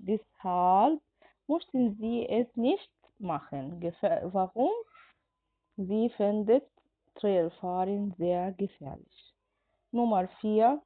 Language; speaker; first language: German; non-native, fluent; Arabic